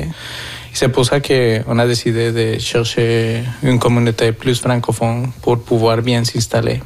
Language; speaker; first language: French; non-native, fluent; Spanish